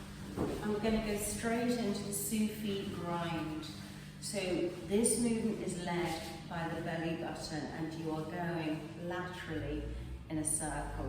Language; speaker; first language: English; native; English